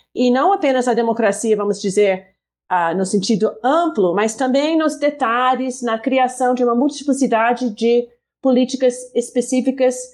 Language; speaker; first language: Portuguese; non-native, fluent; English